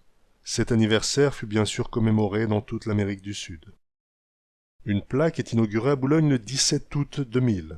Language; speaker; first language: French; native; French